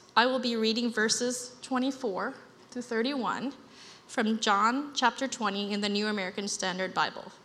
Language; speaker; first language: English; early bilingual, other home language; Khmer